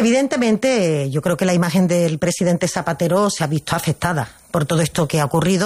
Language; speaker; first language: Spanish; native; Spanish